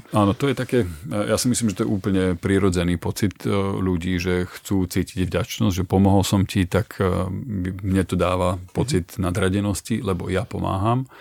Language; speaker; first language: Slovak; native; Slovak